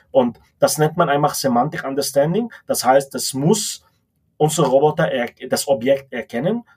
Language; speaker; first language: German; non-native, fluent; Arabic